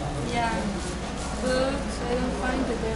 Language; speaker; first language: English; non-native, learner; Spanish